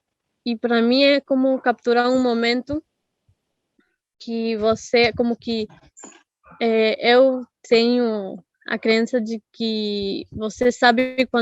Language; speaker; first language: Portuguese; non-native, fluent; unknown